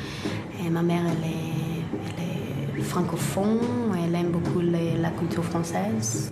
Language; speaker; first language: French; non-native, learner; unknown